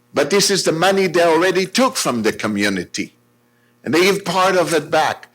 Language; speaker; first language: English; non-native, fluent; Hebrew